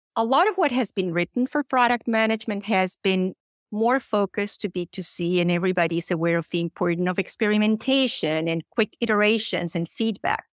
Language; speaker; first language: English; non-native, fluent; Spanish